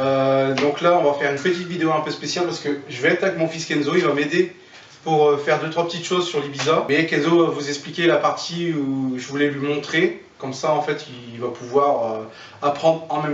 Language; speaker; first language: French; native; French